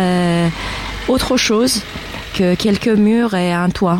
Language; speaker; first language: French; non-native, fluent; Persian